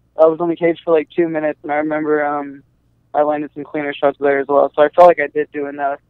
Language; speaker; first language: English; native; English